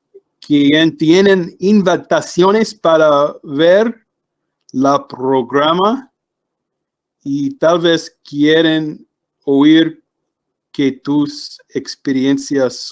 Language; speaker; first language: Spanish; non-native, learner; English